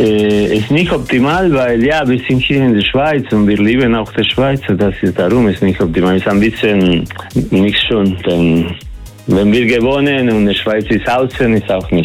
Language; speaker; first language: German; non-native, learner; Spanish